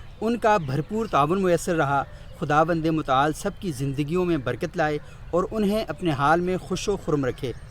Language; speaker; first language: Urdu; non-native, local second language; Northern Hindko